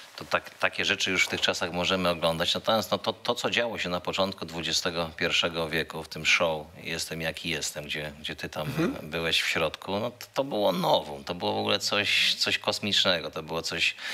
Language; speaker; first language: Polish; native; Polish